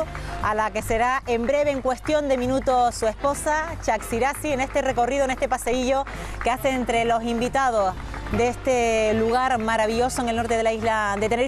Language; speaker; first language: Spanish; native; Spanish